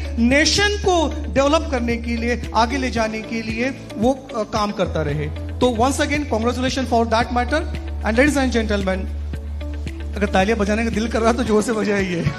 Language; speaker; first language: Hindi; native; Hindi